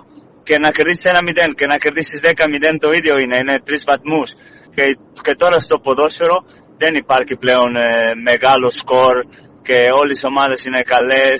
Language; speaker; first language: Greek; non-native, fluent; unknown